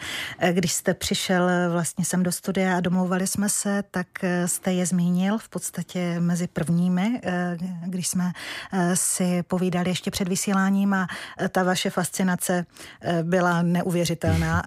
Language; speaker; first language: Czech; native; Czech